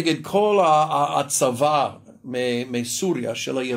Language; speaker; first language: Hebrew; non-native, fluent; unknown